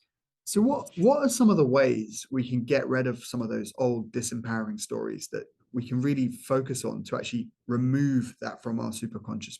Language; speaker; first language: English; native; English